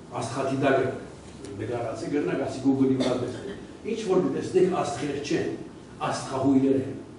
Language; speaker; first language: Armenian; early bilingual, heritage; Armenian